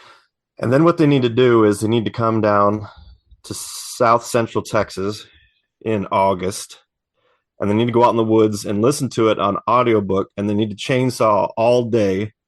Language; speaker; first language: English; native; English